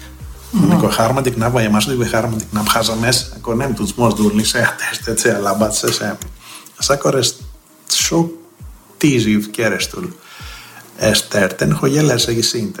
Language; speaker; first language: Hungarian; non-native, fluent; Greek